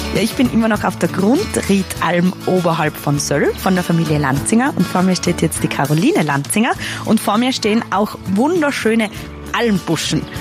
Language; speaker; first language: German; native; German